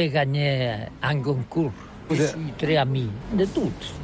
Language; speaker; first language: French; non-native, learner; Catalan